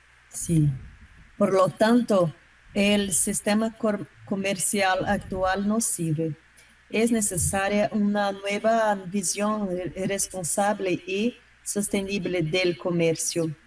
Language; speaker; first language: Spanish; non-native, learner; Portuguese